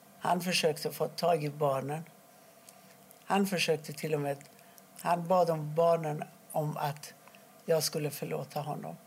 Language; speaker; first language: Swedish; non-native, fluent; Persian